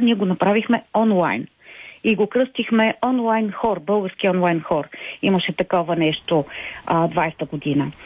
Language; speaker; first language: Bulgarian; native; Bulgarian